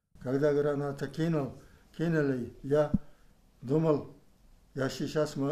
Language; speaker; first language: Russian; non-native, local second language; Tatar